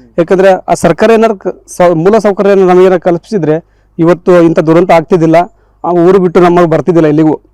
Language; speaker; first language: Kannada; non-native, local second language; Lambadi